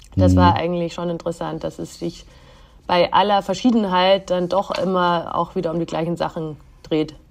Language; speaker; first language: German; native; German